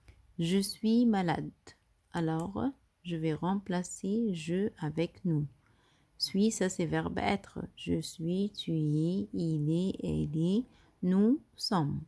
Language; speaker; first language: French; non-native, fluent; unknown